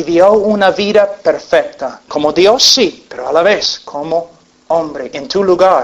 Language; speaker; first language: Spanish; non-native, fluent; English